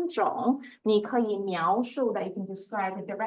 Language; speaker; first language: Chinese; non-native, fluent; English